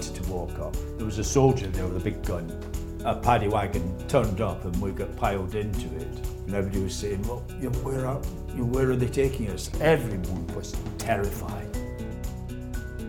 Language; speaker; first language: English; native; English